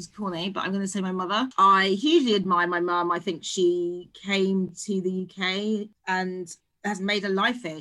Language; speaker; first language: English; native; English